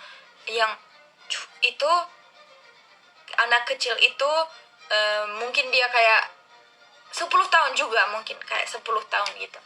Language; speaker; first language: Indonesian; non-native, learner; Turkish